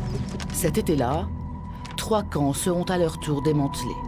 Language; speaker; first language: French; native; French